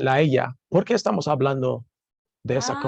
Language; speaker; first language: Spanish; non-native, learner; English